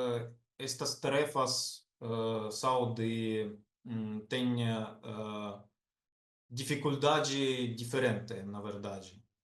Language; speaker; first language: Portuguese; non-native, fluent; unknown